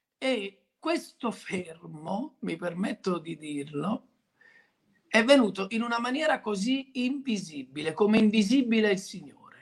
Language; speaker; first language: Italian; native; Italian